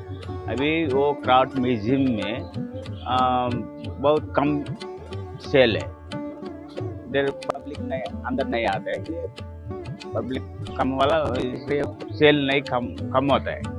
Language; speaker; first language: Hindi; non-native, local second language; Telugu